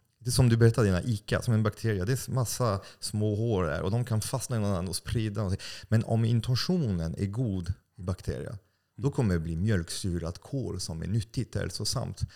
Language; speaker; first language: Swedish; non-native, fluent; French